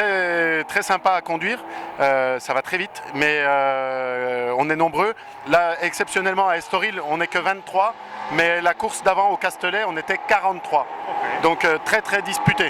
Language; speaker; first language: French; native; French